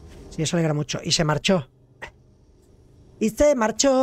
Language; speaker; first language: Spanish; native; Spanish